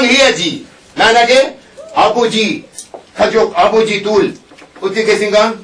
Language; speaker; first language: Korean; non-native, learner; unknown